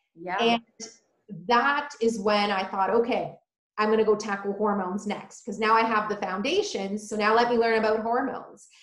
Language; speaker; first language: English; early bilingual, other home language; Polish